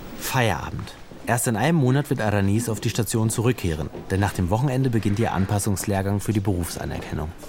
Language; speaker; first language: German; native; German